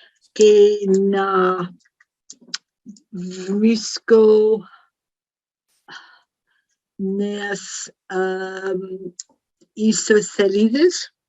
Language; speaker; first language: Greek; non-native, learner; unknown